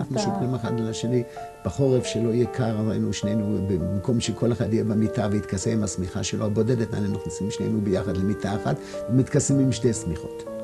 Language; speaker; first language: Hebrew; non-native, fluent; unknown